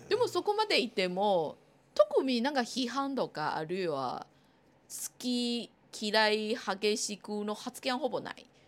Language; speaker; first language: Japanese; non-native, fluent; Cantonese